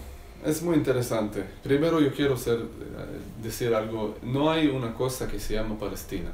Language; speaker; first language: Spanish; non-native, learner; Hebrew